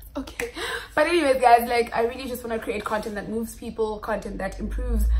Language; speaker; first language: English; non-native, local second language; Xhosa